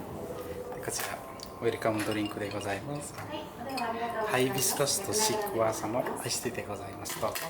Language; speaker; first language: Japanese; native; Japanese